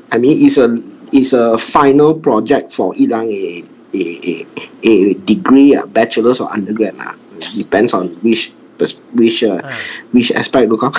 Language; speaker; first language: English; non-native, local second language; Min Nan Chinese